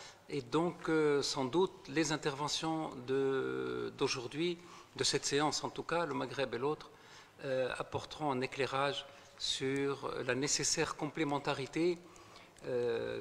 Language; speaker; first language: French; non-native, local second language; Arabic